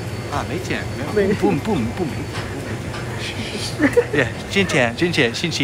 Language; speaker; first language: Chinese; non-native, learner; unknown